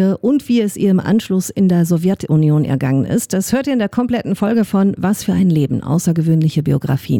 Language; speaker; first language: German; native; German